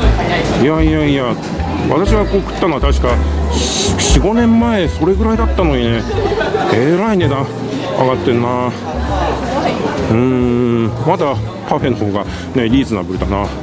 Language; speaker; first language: Japanese; native; Japanese